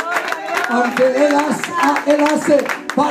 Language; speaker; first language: Spanish; early bilingual, heritage; Spanish